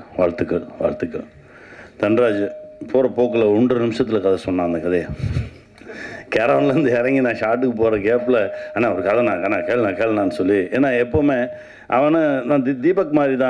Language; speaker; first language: Tamil; native; Tamil